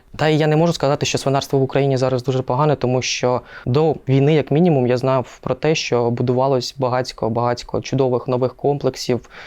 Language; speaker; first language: Ukrainian; non-native, local second language; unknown